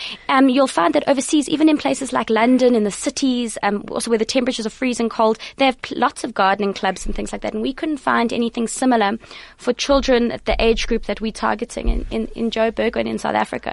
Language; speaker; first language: English; native; English